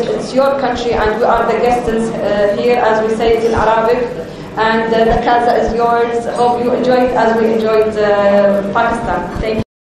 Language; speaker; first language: English; non-native, fluent; Arabic